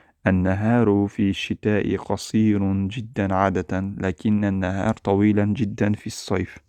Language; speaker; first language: Arabic; non-native, fluent; Uzbek